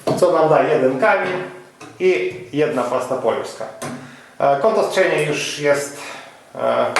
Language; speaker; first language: Polish; non-native, fluent; Ukrainian